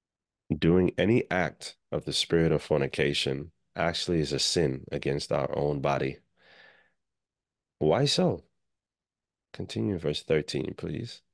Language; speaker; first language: English; native; English